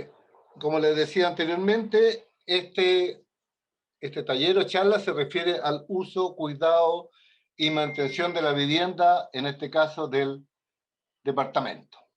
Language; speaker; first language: Spanish; native; Spanish